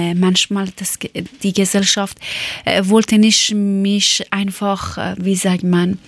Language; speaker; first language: German; non-native, learner; Persian